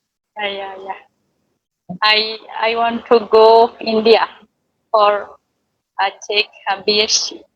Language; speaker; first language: English; non-native, learner; Bangla